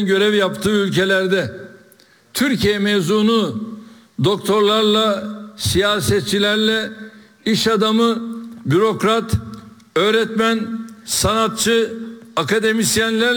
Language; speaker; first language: Turkish; native; Turkish